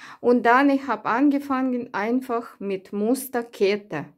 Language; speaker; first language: German; non-native, learner; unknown